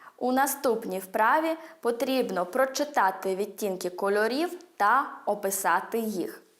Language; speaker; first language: Ukrainian; early bilingual, heritage; Ukrainian